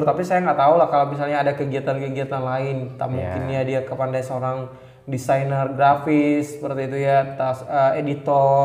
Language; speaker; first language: Indonesian; native; Indonesian